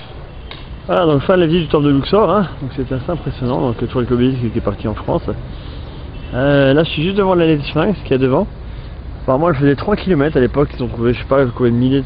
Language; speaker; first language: French; native; French